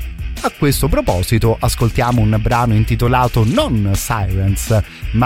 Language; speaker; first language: Italian; native; Italian